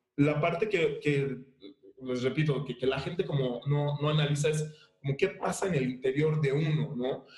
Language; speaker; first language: Spanish; early bilingual, other home language; Haitian Creole